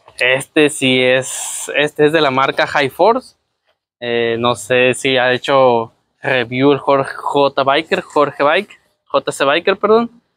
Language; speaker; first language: Spanish; native; Spanish